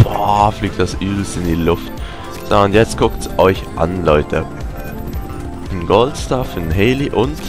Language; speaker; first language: German; native; German